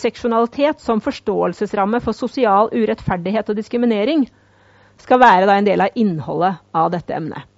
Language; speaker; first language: Norwegian; native; Norwegian